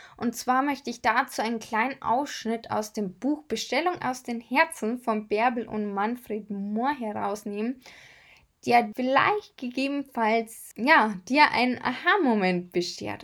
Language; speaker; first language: German; native; German